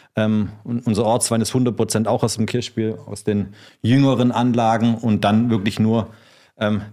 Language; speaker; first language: German; native; German